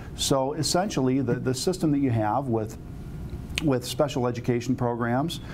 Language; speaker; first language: English; native; English